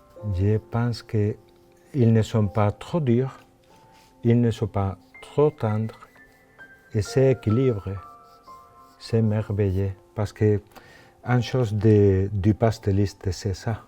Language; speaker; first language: French; non-native, fluent; Spanish